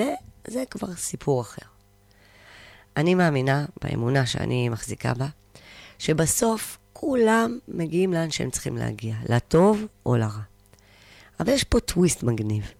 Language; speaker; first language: Hebrew; native; Hebrew